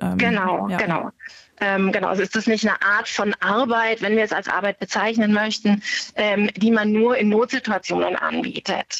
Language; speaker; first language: German; native; German